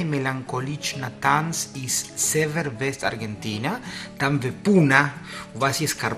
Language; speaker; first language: Russian; non-native, learner; Spanish